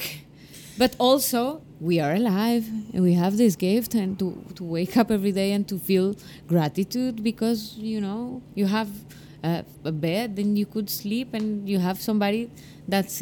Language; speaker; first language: English; non-native, fluent; Spanish